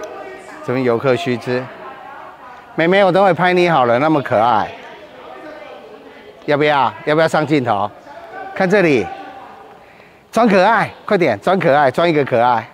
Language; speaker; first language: Chinese; native; Chinese